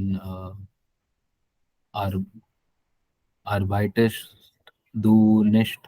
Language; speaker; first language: German; non-native, learner; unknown